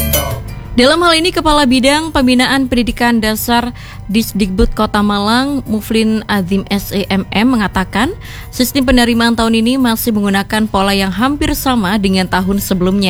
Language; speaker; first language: Indonesian; native; Indonesian